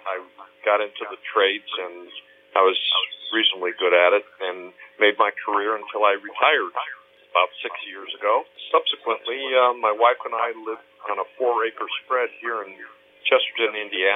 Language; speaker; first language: English; native; English